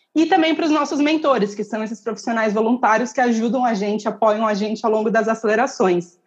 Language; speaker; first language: Portuguese; native; Portuguese